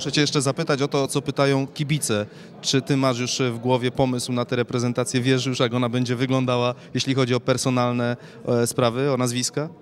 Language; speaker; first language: Polish; native; Polish